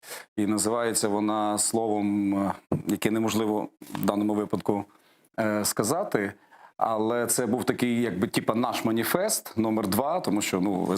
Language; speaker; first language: Ukrainian; native; Ukrainian